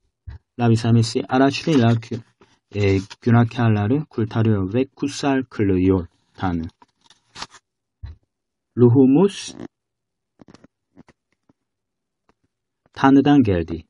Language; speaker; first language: Turkish; non-native, fluent; Korean